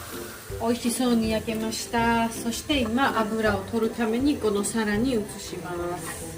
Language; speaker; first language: Japanese; non-native, fluent; Georgian